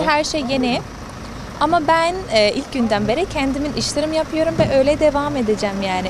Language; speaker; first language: Turkish; non-native, fluent; English